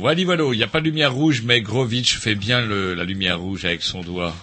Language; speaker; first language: French; native; French